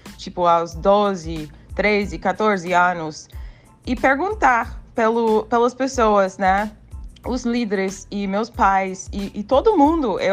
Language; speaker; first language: Portuguese; non-native, fluent; English